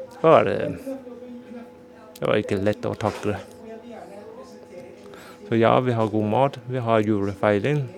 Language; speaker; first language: Norwegian; non-native, fluent; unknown